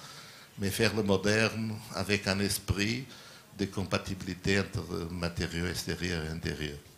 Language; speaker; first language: French; non-native, learner; Portuguese